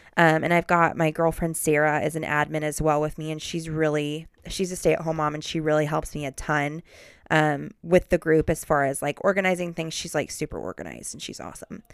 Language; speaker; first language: English; native; English